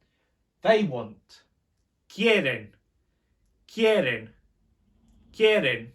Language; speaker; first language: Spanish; non-native, fluent; English